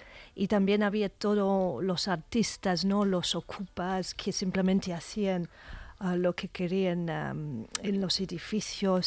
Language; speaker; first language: Spanish; non-native, fluent; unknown